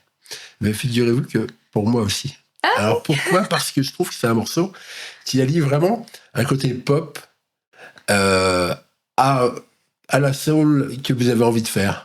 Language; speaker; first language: French; native; French